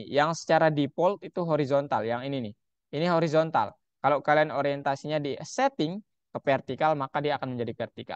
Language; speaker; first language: Indonesian; native; Indonesian